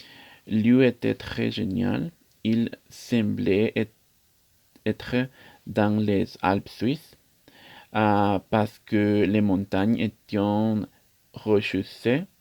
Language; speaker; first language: French; non-native, learner; Spanish